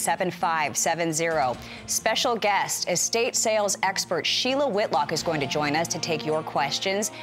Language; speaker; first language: English; native; English